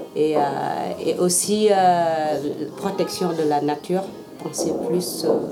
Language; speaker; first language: French; non-native, local second language; Wolof